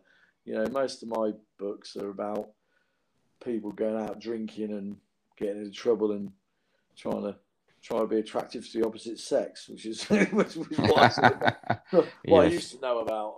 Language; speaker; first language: English; native; English